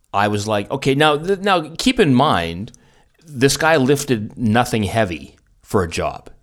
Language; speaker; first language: English; native; English